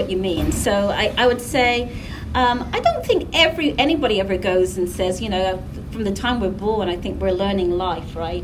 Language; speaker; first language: English; native; English